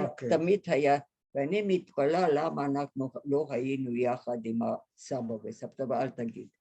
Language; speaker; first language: Hebrew; non-native, fluent; Hungarian